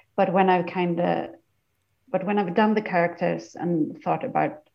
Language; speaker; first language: English; non-native, fluent; Swedish